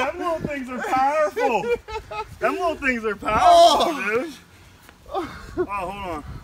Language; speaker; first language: English; native; English